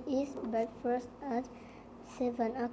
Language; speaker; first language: English; non-native, learner; Vietnamese